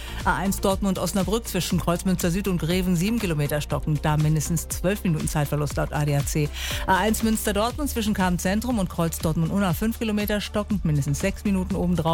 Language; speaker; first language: German; native; German